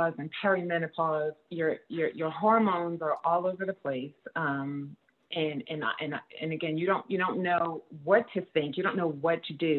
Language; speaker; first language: English; native; English